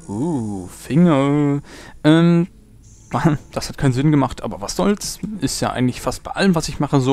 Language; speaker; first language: German; native; German